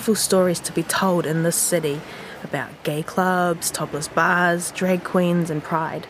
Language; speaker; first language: English; native; English